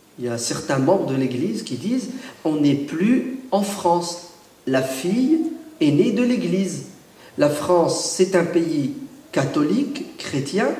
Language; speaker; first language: French; early bilingual, other home language; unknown